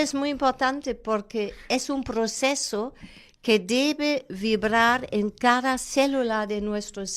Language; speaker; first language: Spanish; non-native, fluent; German